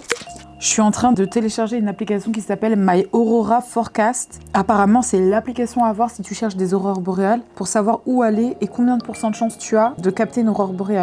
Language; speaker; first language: French; native; French